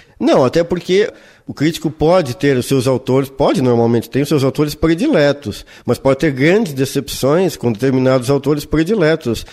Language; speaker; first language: Portuguese; native; Portuguese